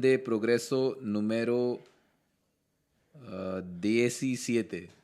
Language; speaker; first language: Spanish; non-native, learner; Hindi